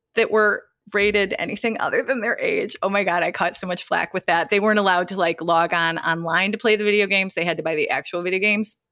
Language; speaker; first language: English; native; English